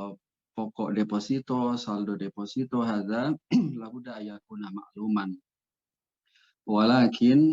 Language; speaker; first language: Arabic; non-native, fluent; Indonesian